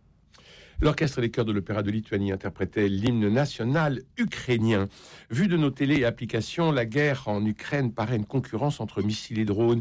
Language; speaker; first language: French; native; French